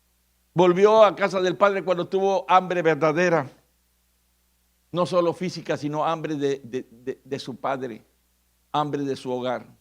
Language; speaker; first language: Spanish; native; Spanish